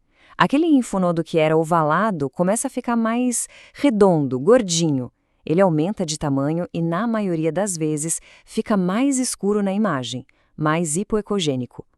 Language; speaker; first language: Portuguese; native; Portuguese